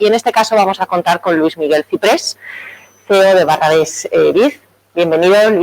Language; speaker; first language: Spanish; native; Spanish